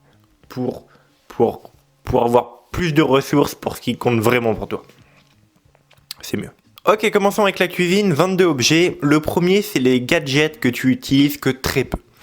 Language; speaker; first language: French; native; French